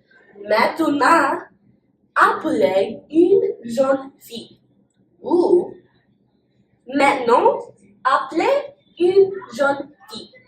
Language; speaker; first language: French; non-native, learner; English